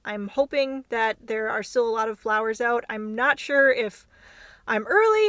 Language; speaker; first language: English; native; English